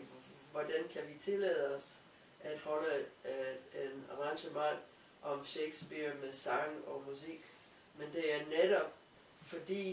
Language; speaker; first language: Danish; non-native, fluent; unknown